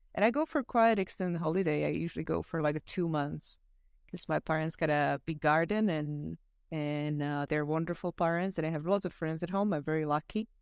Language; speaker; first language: English; non-native, fluent; Slovak